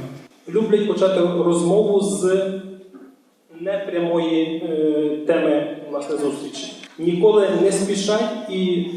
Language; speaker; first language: Ukrainian; native; Ukrainian